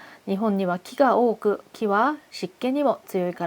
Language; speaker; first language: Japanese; non-native, fluent; Korean